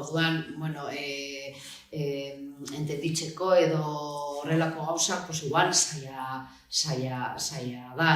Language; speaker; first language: Basque; non-native, local second language; Spanish